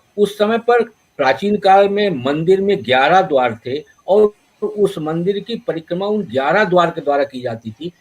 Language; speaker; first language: Hindi; native; Hindi